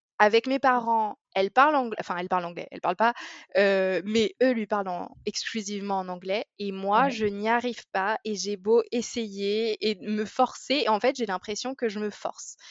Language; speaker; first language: French; early bilingual, other home language; English